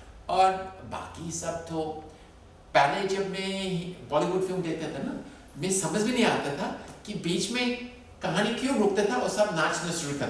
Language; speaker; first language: Hindi; non-native, fluent; English